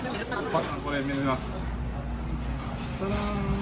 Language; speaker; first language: Japanese; non-native, learner; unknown